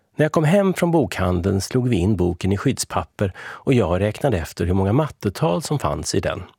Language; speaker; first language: Swedish; early bilingual, other home language; Hungarian